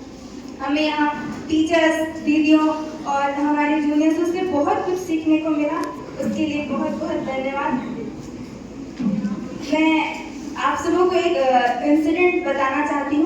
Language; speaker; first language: Hindi; non-native, local second language; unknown